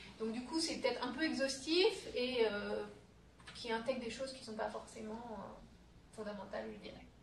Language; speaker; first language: French; native; French